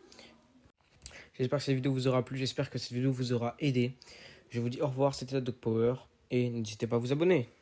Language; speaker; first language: French; native; French